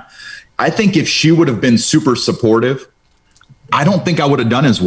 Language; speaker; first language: English; early bilingual, other home language; Romanian